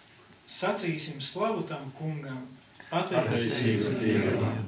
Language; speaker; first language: Latvian; native; Latvian